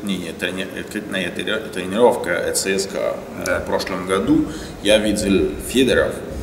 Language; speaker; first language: Russian; non-native, learner; French